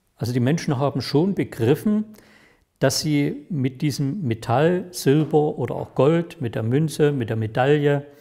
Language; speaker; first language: German; native; German